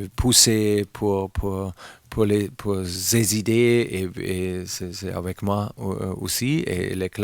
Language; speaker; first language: French; non-native, learner; German